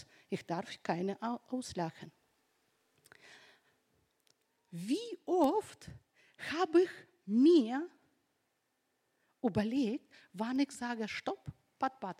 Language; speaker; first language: German; non-native, fluent; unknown